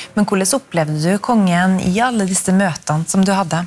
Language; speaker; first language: Norwegian; native; Norwegian